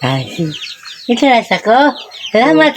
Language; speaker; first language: Filipino; non-native, local second language; Cebuano